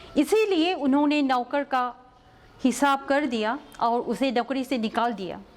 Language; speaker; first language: Hindi; non-native, local second language; Manipuri